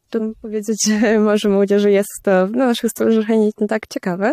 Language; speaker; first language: Polish; non-native, learner; Russian